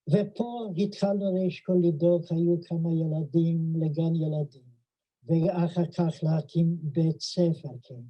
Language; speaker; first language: Hebrew; non-native, fluent; Yiddish